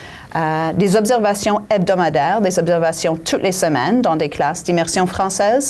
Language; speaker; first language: French; native; French